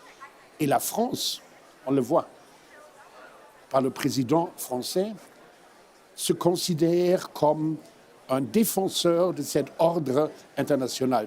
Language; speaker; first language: French; non-native, fluent; German